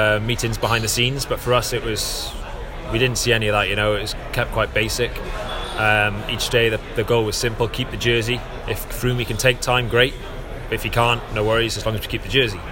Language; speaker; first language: English; native; English